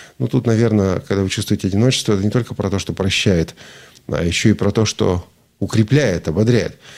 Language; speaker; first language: Russian; native; Russian